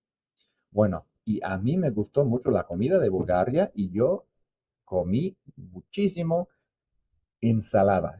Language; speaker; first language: Spanish; non-native, fluent; English